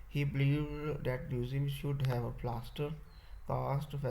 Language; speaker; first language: English; non-native, local second language; Punjabi